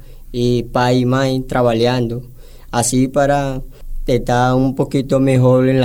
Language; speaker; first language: Spanish; non-native, local second language; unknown